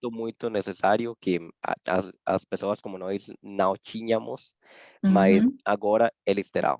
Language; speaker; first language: Portuguese; non-native, fluent; Spanish